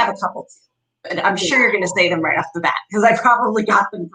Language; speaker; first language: English; native; English